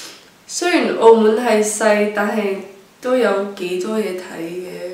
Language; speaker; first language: Cantonese; non-native, local second language; English